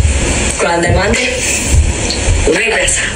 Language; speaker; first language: Spanish; non-native, learner; English